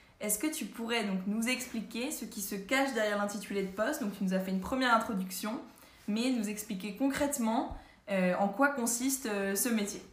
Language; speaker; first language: French; native; French